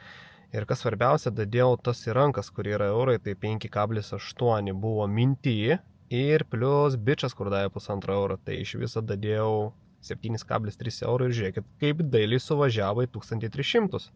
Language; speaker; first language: Lithuanian; native; Lithuanian